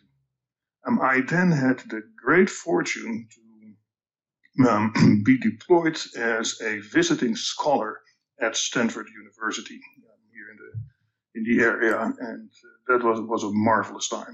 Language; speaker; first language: English; non-native, fluent; Dutch